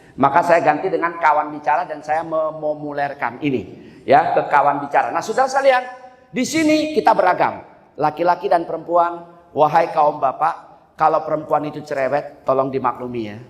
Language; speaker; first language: Indonesian; native; Indonesian